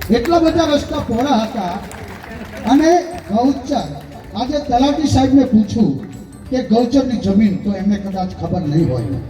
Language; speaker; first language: Gujarati; native; Gujarati